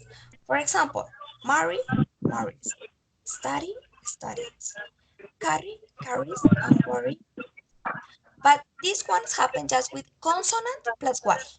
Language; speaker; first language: English; non-native, learner; Spanish